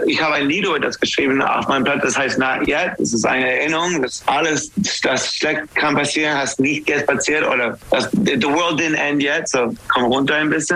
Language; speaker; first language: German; non-native, fluent; English